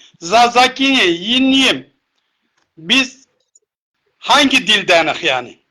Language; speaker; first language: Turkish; non-native, local second language; Zaza